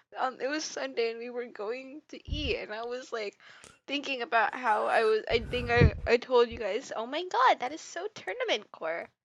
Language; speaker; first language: English; native; English